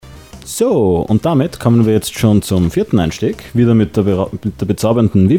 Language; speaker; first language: German; native; German